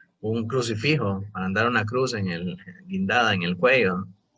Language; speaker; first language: Spanish; native; Spanish